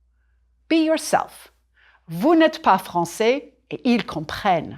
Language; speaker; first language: French; native; French